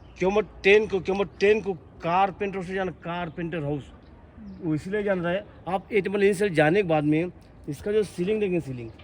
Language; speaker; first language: Hindi; non-native, local second language; Marathi